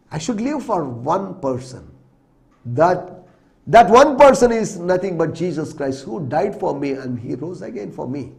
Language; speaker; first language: English; non-native, local second language; Telugu